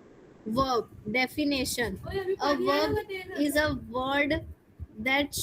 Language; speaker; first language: English; non-native, learner; Hindi